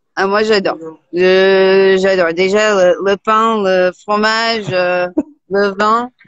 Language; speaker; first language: French; non-native, fluent; English